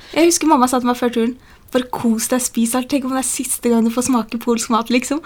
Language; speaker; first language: Norwegian; early bilingual, other home language; Polish